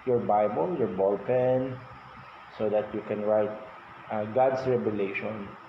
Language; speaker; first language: English; non-native, local second language; Filipino